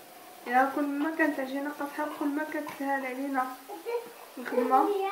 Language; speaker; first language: Arabic; native; Arabic